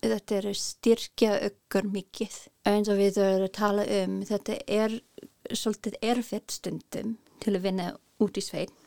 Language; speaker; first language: Icelandic; non-native, learner; English